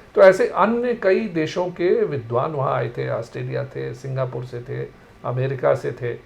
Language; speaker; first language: Hindi; native; Hindi